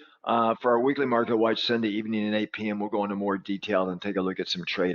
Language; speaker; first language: English; native; English